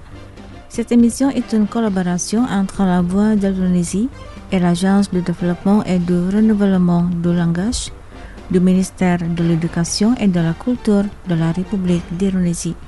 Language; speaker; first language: French; non-native, fluent; Indonesian